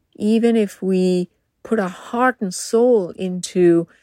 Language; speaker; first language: English; non-native, local second language; Tamil